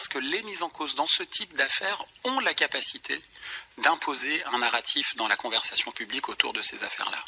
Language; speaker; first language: French; native; French